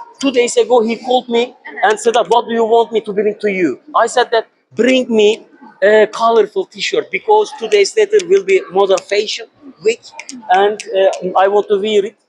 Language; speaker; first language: English; non-native, learner; Turkish